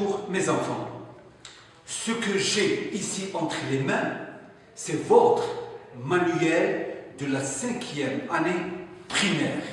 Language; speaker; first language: French; non-native, local second language; Arabic